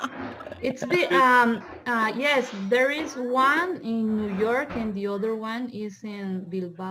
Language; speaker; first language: English; non-native, learner; Spanish